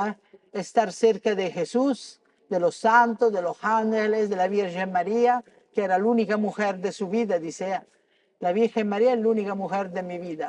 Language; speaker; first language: Spanish; non-native, fluent; Italian